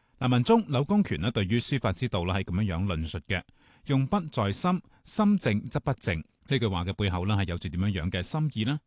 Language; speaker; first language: Chinese; non-native, local second language; Cantonese